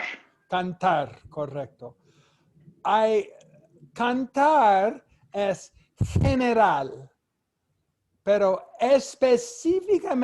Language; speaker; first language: Spanish; non-native, fluent; English